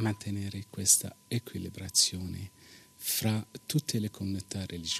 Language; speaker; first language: Italian; non-native, fluent; Arabic